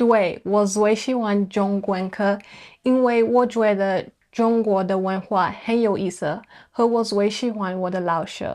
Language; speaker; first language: Chinese; non-native, learner; English